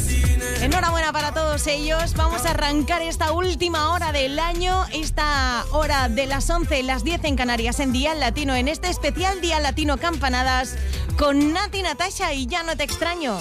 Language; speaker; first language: Spanish; native; Spanish